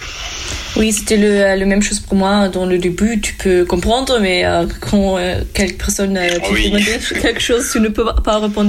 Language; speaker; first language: French; non-native, learner; German